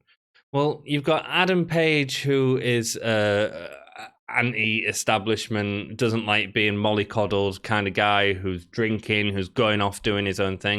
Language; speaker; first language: English; native; English